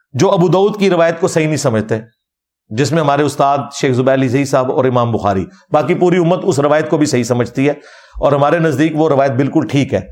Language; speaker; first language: Urdu; non-native, local second language; Punjabi